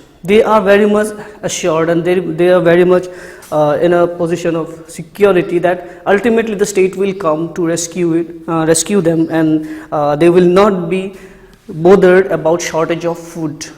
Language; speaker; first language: English; non-native, local second language; Assamese